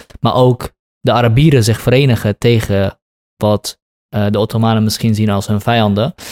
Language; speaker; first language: Dutch; early bilingual, other home language; Kurdish